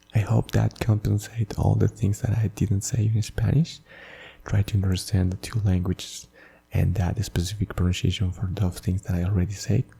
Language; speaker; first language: English; non-native, fluent; Spanish